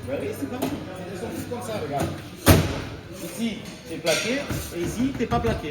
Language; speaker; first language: French; native; French